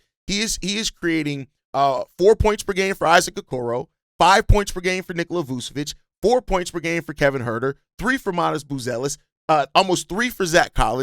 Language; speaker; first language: English; native; English